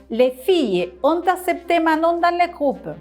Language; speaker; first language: French; non-native, fluent; Spanish